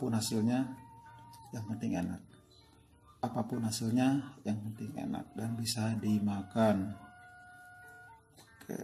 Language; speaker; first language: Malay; non-native, local second language; Sundanese